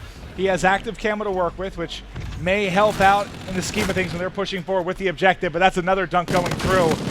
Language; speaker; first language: English; native; English